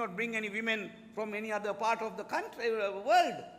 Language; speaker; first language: English; non-native, local second language; Sinhala